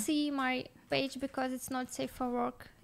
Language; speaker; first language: English; non-native, learner; Russian